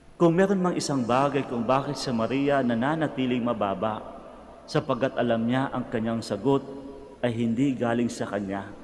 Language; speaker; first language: Filipino; non-native, local second language; Cebuano